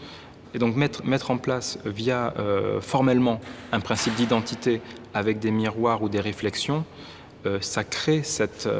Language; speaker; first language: French; native; French